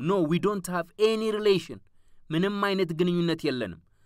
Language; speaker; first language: English; non-native, local second language; Amharic